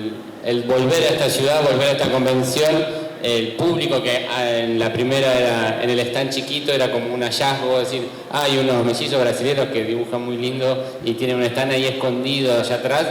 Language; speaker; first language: Spanish; native; Spanish